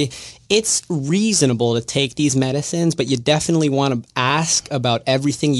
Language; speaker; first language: English; native; English